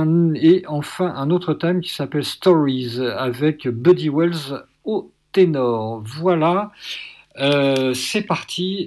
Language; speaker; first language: French; native; French